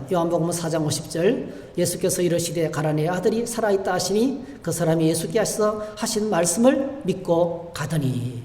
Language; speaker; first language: Korean; native; Korean